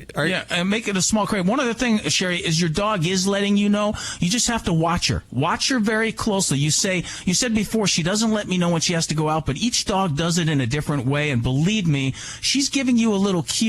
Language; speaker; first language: English; native; English